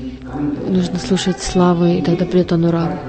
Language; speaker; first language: Russian; non-native, learner; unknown